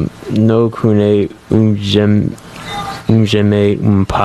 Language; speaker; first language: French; non-native, learner; English